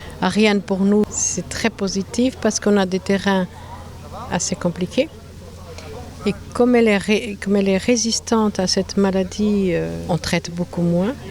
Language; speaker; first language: French; non-native, fluent; Portuguese